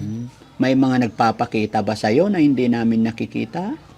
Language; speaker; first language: Filipino; native; Filipino